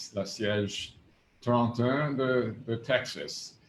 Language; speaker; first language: French; non-native, fluent; English